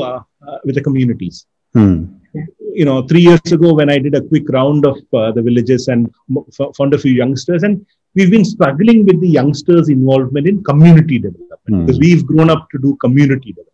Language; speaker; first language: English; non-native, local second language; Malayalam